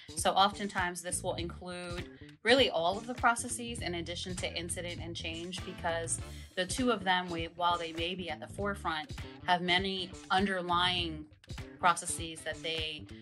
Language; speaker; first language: English; native; English